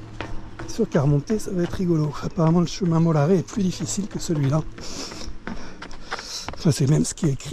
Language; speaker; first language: French; native; French